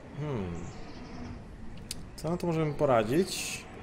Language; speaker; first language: Polish; native; Polish